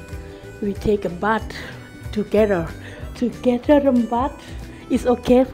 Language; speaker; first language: English; non-native, learner; Thai